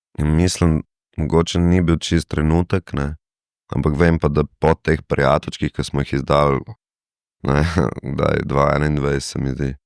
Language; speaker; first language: Slovenian; native; Slovenian